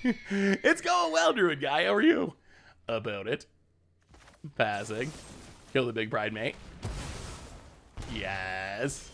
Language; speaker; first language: English; native; English